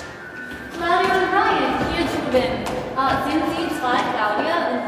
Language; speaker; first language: German; non-native, learner; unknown